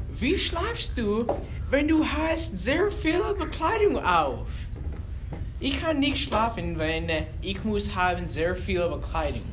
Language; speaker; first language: German; non-native, learner; English